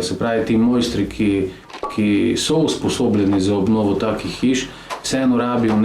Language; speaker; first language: Slovenian; native; Slovenian